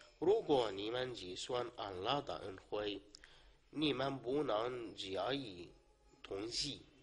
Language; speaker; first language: Chinese; non-native, learner; Arabic